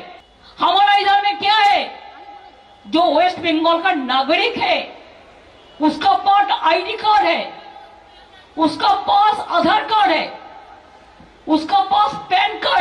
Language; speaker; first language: Hindi; non-native, local second language; Bangla